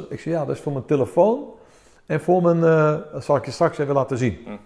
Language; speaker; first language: Dutch; early bilingual, other home language; Armenian